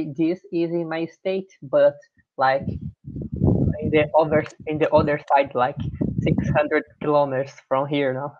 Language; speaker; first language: English; non-native, learner; Portuguese